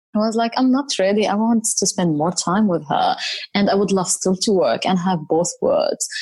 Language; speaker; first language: English; non-native, fluent; Arabic